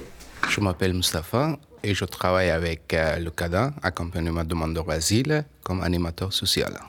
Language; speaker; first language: French; non-native, learner; Persian